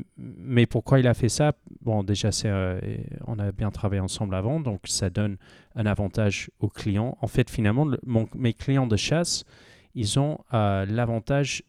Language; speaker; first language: French; non-native, fluent; English